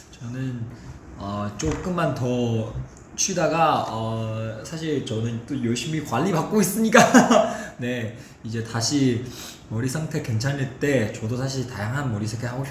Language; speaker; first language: Korean; non-native, fluent; Chinese